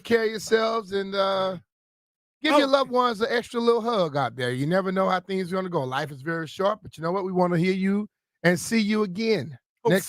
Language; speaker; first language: English; native; English